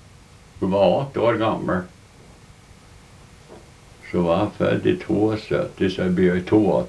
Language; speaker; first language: Norwegian; early bilingual, heritage; Norwegian